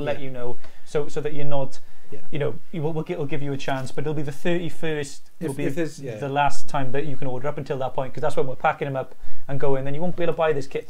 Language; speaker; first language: English; native; English